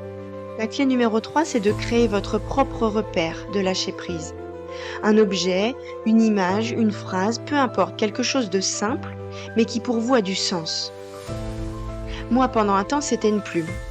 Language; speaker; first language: French; native; French